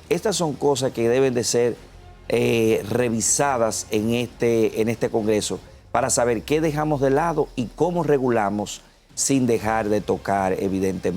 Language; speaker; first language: Spanish; native; Spanish